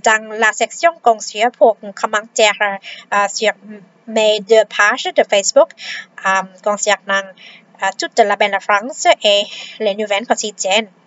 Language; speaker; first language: French; non-native, fluent; Vietnamese